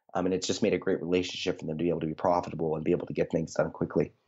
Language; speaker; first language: English; native; English